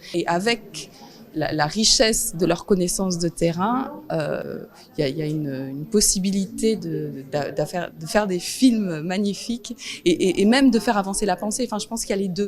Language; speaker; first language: French; native; French